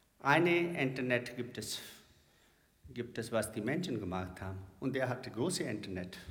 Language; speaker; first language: German; non-native, learner; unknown